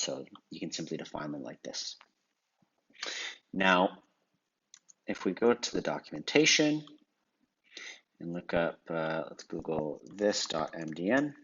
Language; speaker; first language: English; native; English